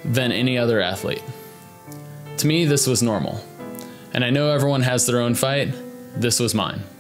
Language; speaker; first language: English; native; English